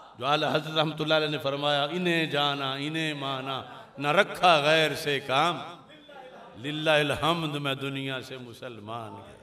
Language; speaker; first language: Urdu; non-native, local second language; Punjabi